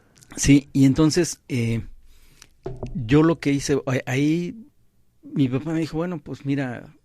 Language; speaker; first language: Spanish; native; Spanish